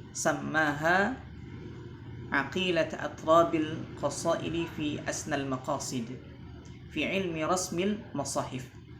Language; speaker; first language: Arabic; non-native, fluent; Indonesian